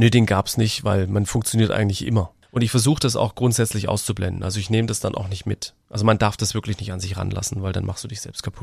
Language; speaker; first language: German; native; German